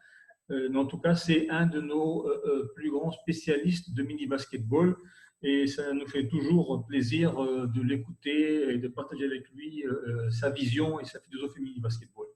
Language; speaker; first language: French; non-native, local second language; Arabic